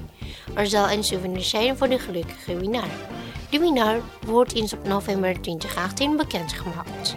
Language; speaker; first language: Dutch; non-native, learner; Indonesian